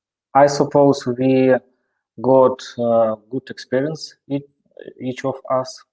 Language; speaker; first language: English; non-native, learner; Russian